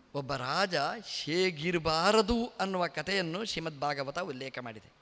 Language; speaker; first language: Kannada; native; Kannada